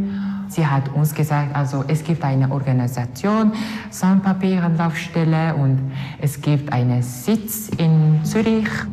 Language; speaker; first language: German; non-native, learner; Mongolian